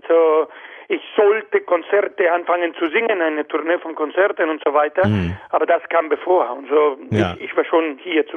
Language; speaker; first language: German; non-native, fluent; Spanish